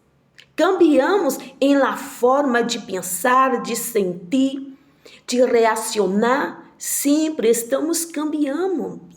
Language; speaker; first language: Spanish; non-native, learner; Portuguese